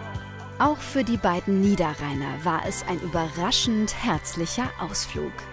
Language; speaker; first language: German; native; German